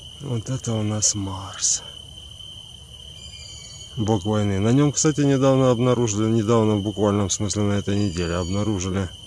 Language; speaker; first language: Russian; native; Russian